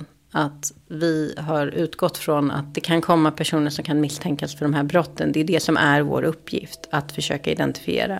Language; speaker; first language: Swedish; native; Swedish